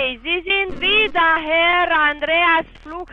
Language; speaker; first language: German; non-native, fluent; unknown